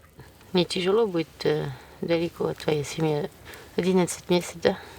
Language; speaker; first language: Russian; non-native, learner; French